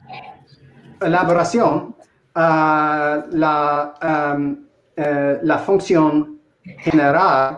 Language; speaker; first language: Spanish; non-native, learner; English